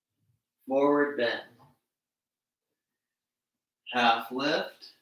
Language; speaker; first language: English; native; English